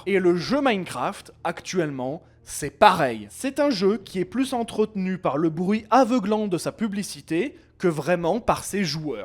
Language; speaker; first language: French; native; French